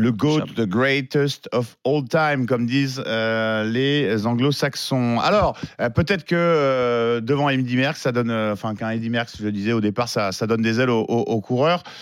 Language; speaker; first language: French; native; French